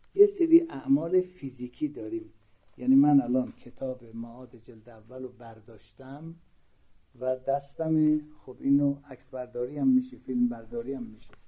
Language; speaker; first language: Persian; native; Persian